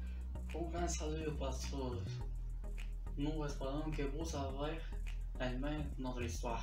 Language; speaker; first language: French; non-native, learner; Spanish